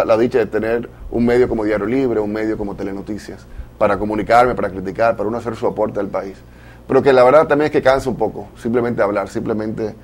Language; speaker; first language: Spanish; native; Spanish